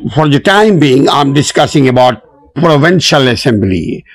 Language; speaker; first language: English; non-native, local second language; Urdu